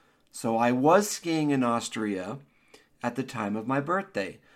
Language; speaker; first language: English; native; English